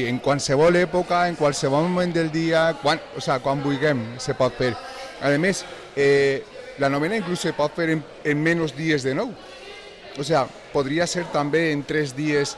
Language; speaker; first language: Catalan; native; Catalan